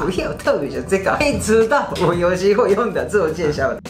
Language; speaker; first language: Chinese; non-native, fluent; Japanese